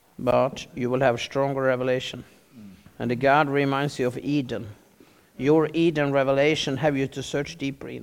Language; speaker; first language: English; non-native, learner; Norwegian